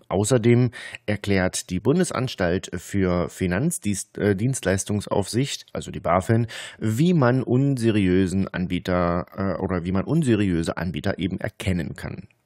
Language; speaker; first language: German; native; German